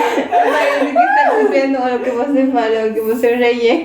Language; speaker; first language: Portuguese; non-native, learner; Spanish